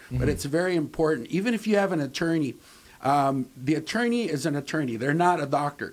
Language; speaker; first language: English; native; English